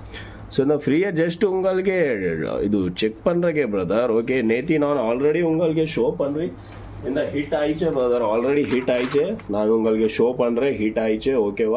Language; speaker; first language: Tamil; non-native, learner; Kannada